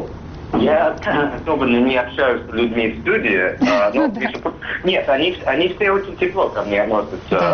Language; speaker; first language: Russian; non-native, fluent; English